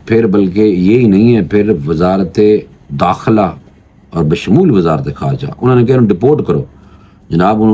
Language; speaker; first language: Urdu; non-native, local second language; Punjabi